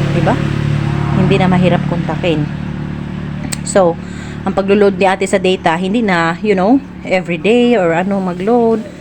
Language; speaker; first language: Filipino; non-native, local second language; Cebuano